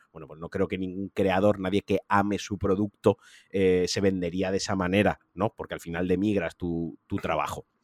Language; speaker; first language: Spanish; native; Spanish